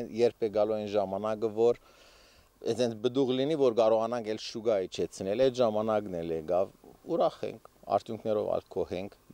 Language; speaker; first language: Armenian; early bilingual, heritage; Armenian